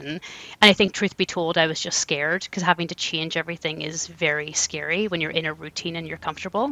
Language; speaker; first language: English; native; English